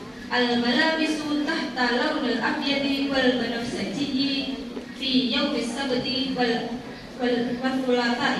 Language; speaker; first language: Arabic; non-native, learner; Indonesian